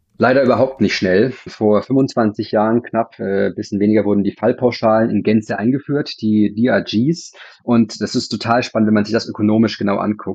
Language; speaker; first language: German; native; German